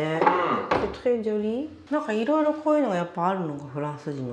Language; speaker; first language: French; non-native, learner; Japanese